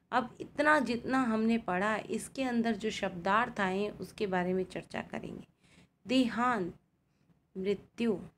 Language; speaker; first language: Hindi; native; Hindi